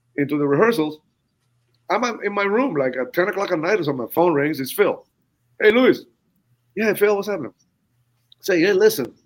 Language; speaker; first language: English; non-native, fluent; Spanish